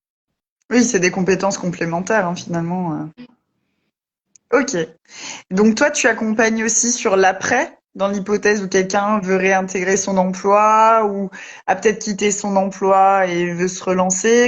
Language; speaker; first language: French; native; French